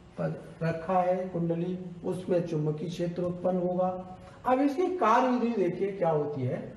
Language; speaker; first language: Hindi; native; Hindi